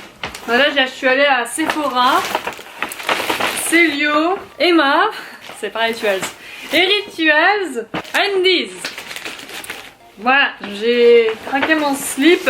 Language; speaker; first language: French; native; French